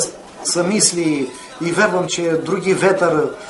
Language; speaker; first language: Bulgarian; early bilingual, heritage; Bulgarian